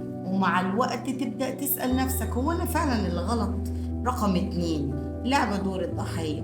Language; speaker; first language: Arabic; native; Arabic